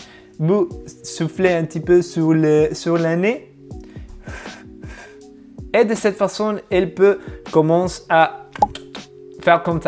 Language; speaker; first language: French; non-native, fluent; Spanish